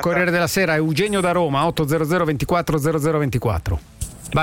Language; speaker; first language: Italian; native; Italian